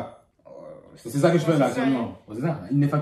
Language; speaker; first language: French; native; French